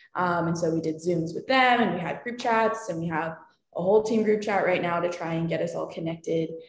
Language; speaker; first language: English; native; English